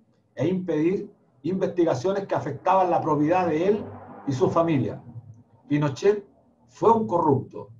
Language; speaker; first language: Spanish; native; Spanish